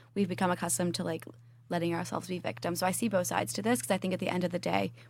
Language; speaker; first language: English; native; English